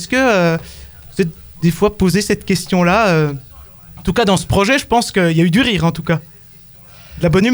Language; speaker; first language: French; native; French